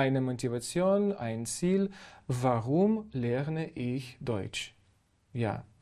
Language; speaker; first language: German; non-native, fluent; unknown